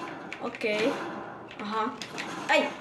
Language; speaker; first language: Finnish; early bilingual, other home language; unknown